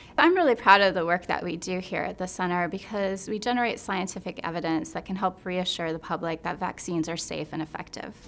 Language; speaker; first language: English; native; English